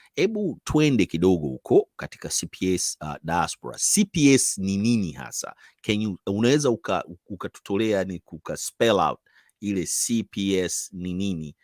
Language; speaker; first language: Swahili; native; Swahili